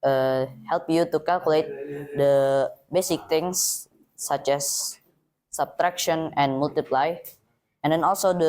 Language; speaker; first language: English; non-native, learner; Indonesian